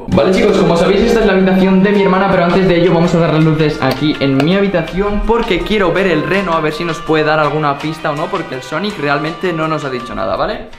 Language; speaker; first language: Spanish; native; Spanish